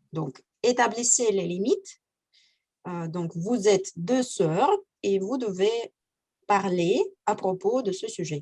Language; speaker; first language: French; non-native, fluent; Russian